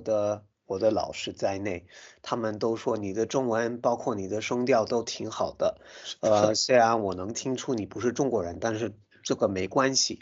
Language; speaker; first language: Chinese; non-native, fluent; English